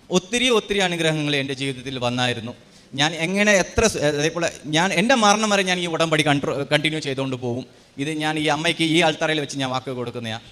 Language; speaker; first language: Malayalam; early bilingual, heritage; Malayalam